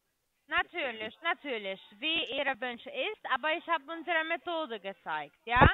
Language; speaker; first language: German; non-native, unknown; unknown